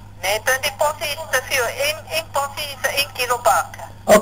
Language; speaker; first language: Dutch; non-native, learner; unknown